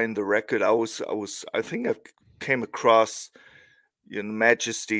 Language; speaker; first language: English; non-native, fluent; German